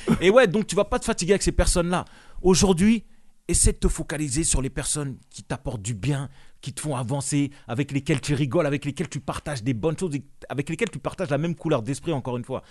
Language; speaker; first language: French; non-native, local second language; Bambara